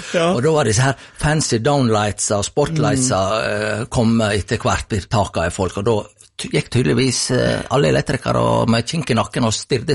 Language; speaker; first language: Norwegian; native; Norwegian